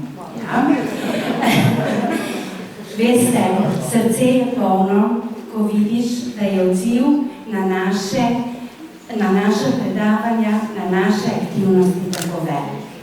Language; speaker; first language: Slovenian; native; Slovenian